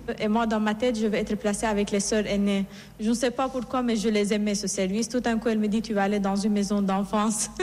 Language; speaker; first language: French; non-native, fluent; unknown